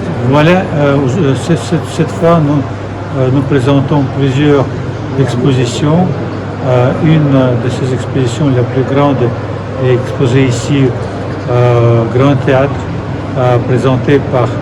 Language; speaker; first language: French; non-native, fluent; Russian